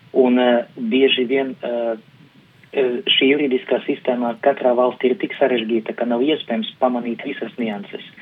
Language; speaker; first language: Latvian; non-native, local second language; Russian